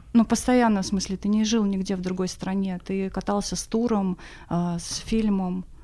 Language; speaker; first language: Russian; native; Russian